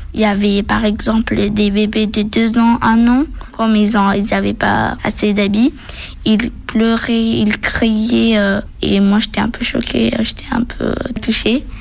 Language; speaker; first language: French; early bilingual, other home language; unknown